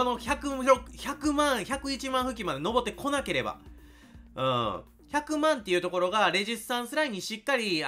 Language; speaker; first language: Japanese; native; Japanese